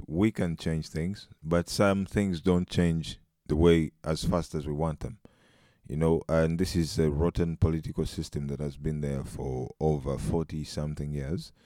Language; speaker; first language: English; non-native, local second language; Ganda